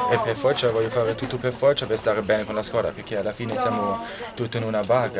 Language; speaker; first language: Italian; non-native, learner; German